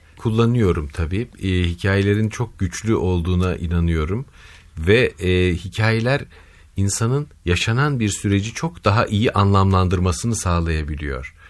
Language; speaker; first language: Turkish; native; Turkish